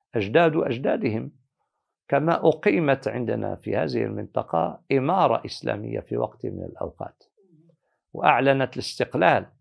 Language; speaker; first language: Arabic; native; Arabic